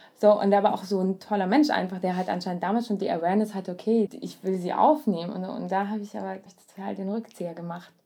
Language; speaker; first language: German; early bilingual, other home language; Russian